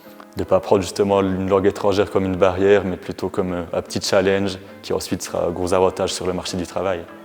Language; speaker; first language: French; native; French